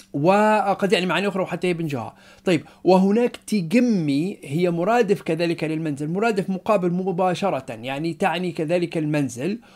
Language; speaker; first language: Arabic; non-native, local second language; Berber languages